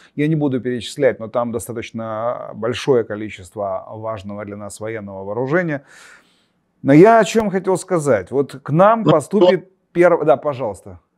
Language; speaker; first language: Russian; native; Russian